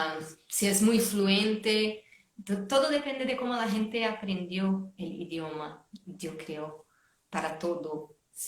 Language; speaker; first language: Spanish; non-native, fluent; Portuguese